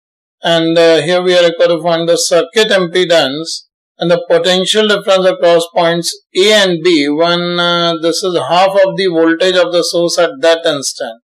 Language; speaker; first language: English; non-native, local second language; Hindi